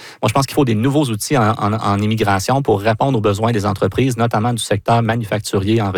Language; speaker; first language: French; native; French